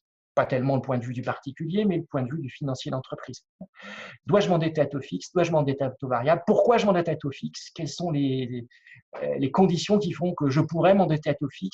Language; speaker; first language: French; native; French